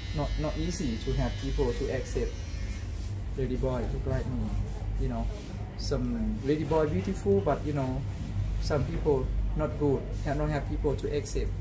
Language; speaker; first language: English; non-native, learner; Thai